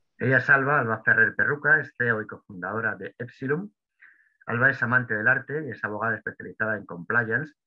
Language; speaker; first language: Spanish; native; Spanish